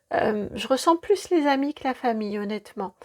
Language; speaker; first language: French; native; French